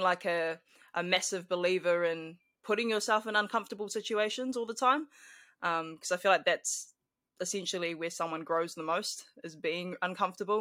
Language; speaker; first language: English; native; English